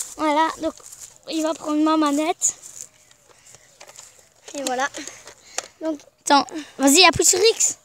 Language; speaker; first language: French; native; French